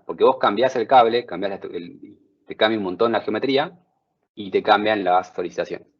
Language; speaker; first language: Spanish; native; Spanish